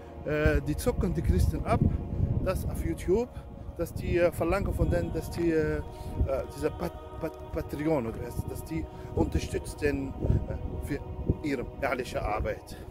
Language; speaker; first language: German; non-native, fluent; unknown